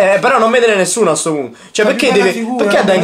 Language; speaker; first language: Italian; native; Italian